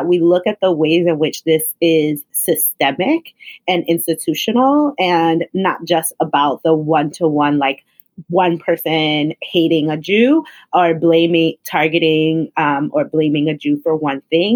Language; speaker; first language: English; native; English